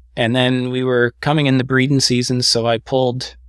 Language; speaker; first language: English; native; English